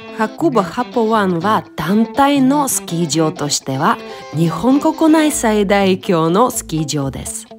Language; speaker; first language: Japanese; non-native, fluent; Russian